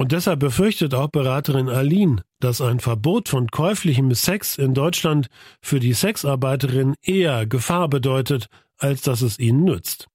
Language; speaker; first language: German; native; German